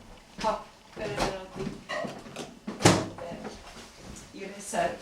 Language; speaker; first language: Swedish; early bilingual, other home language; Estonian